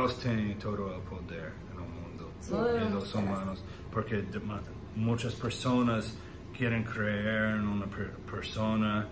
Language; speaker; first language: Spanish; non-native, learner; English